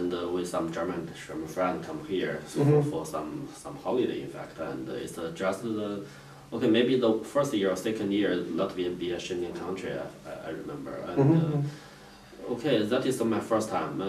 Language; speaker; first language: English; non-native, learner; Chinese